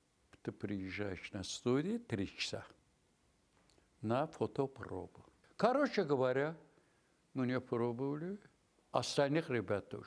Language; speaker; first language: Russian; non-native, local second language; Azerbaijani